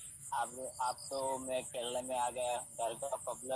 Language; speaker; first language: Hindi; non-native, local second language; Bangla